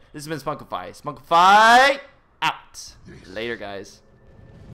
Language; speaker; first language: English; native; English